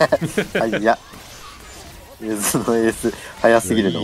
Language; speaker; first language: Japanese; native; Japanese